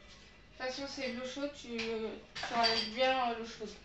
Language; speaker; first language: French; native; French